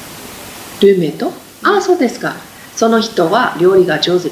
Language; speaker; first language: Japanese; non-native, fluent; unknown